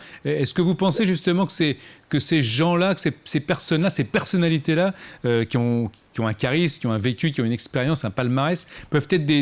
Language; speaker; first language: French; native; French